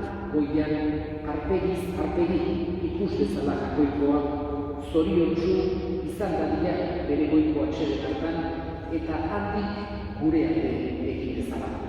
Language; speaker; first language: Basque; native; Basque